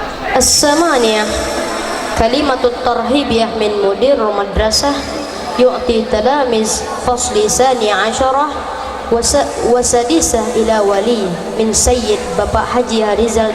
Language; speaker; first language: Arabic; non-native, learner; Indonesian